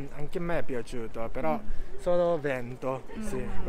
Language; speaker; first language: Italian; non-native, learner; Japanese